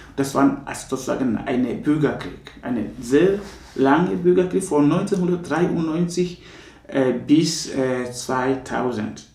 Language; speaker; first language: German; non-native, fluent; Rundi